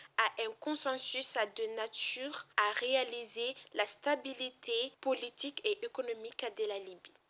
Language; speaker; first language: French; non-native, local second language; Bambara